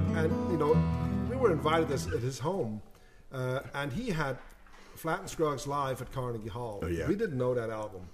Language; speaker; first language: English; non-native, fluent; German